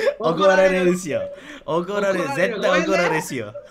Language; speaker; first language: Japanese; non-native, fluent; Malay